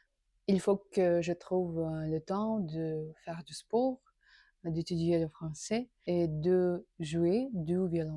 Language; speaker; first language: French; non-native, learner; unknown